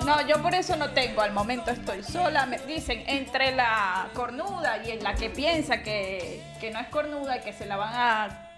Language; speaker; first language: Spanish; native; Spanish